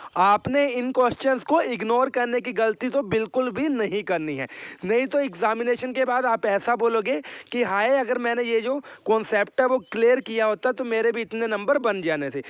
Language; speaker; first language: Hindi; native; Hindi